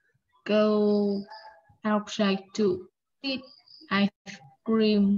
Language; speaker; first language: English; non-native, learner; Vietnamese